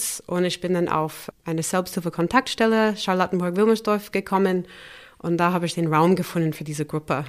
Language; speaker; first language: German; non-native, fluent; English